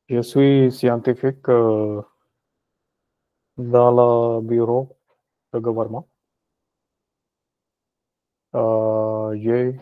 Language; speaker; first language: French; non-native, learner; Punjabi